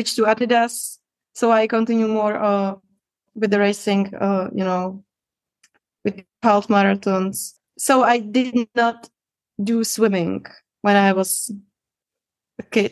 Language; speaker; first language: English; non-native, fluent; Czech